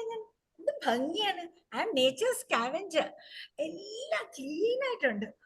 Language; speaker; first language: Malayalam; early bilingual, heritage; Malayalam